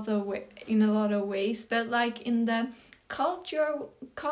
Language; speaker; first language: English; non-native, fluent; Swedish